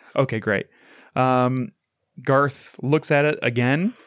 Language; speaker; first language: English; native; English